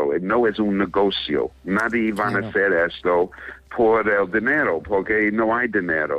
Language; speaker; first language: Spanish; non-native, fluent; English